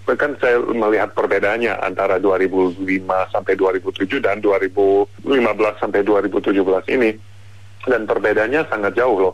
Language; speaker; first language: Indonesian; non-native, fluent; English